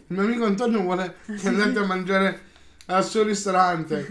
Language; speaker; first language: Italian; native; Italian